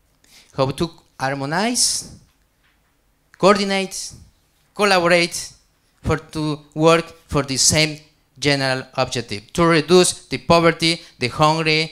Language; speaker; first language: English; non-native, learner; Spanish